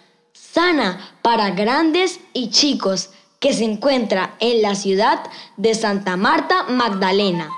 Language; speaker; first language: Spanish; native; Spanish